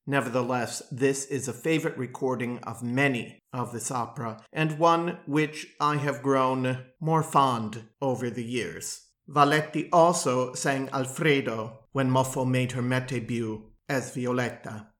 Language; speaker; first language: English; native; English